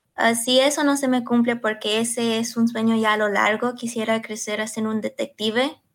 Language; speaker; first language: Spanish; early bilingual, heritage; Spanish